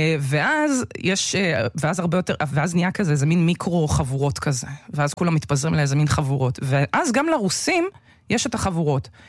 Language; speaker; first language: Hebrew; early bilingual, other home language; Russian